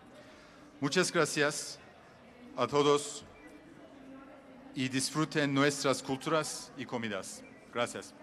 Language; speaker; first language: Spanish; non-native, learner; Turkish